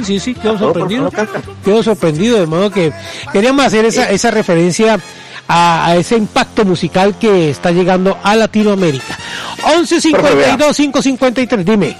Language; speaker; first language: Spanish; native; Spanish